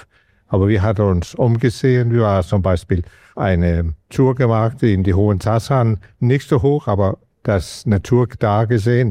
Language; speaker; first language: German; non-native, learner; Danish